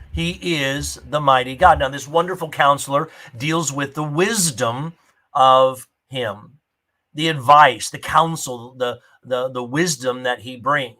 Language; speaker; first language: English; native; English